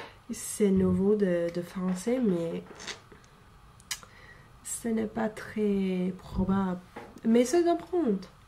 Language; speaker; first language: French; non-native, fluent; English